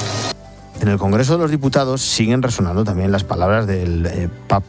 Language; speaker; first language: Spanish; native; Spanish